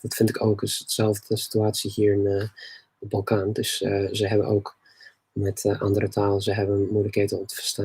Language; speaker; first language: Dutch; non-native, learner; English